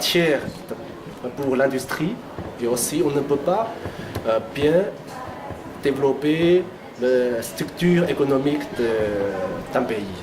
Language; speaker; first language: French; non-native, fluent; Chinese